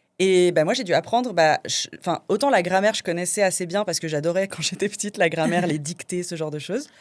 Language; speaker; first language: French; native; French